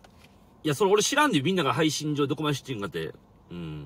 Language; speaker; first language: Japanese; native; Japanese